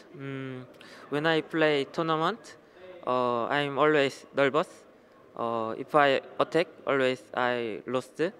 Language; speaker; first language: English; non-native, learner; Korean